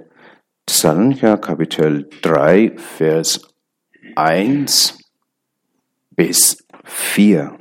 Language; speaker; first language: German; non-native, learner; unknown